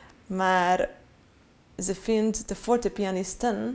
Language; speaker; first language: Dutch; non-native, fluent; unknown